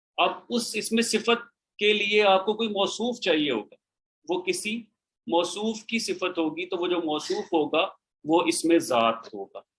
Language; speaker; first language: Urdu; native; Urdu